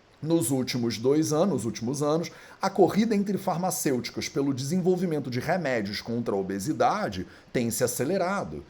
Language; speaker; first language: Portuguese; native; Portuguese